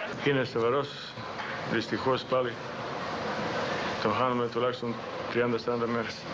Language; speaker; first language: Greek; non-native, learner; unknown